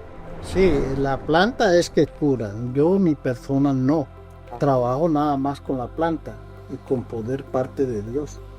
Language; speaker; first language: Spanish; non-native, local second language; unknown